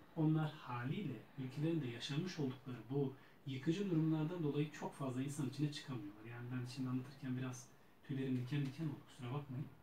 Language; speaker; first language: Turkish; native; Turkish